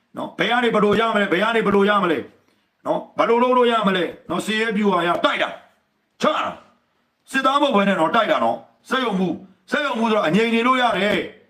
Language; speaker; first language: Burmese; native; Burmese